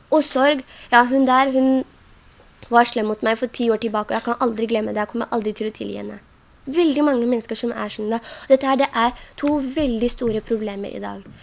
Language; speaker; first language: Norwegian; non-native, local second language; Urdu